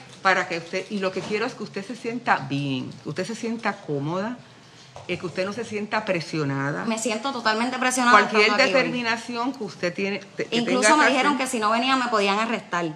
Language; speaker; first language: Spanish; native; Spanish